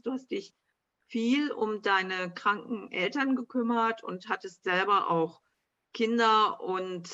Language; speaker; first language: German; native; German